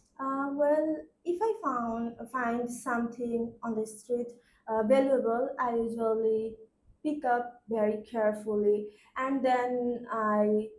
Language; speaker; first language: English; non-native, learner; Bangla